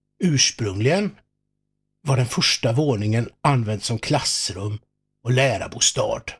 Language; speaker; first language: Swedish; native; Swedish